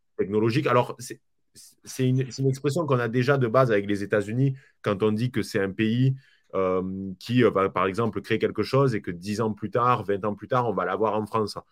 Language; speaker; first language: French; native; French